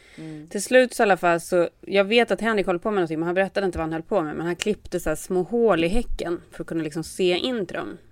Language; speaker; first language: Swedish; native; Swedish